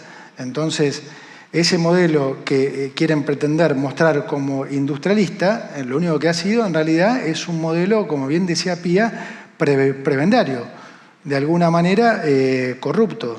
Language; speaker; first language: Spanish; native; Spanish